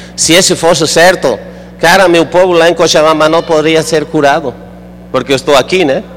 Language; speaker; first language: Portuguese; non-native, fluent; Spanish